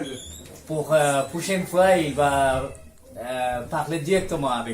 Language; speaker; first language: French; non-native, learner; Bangla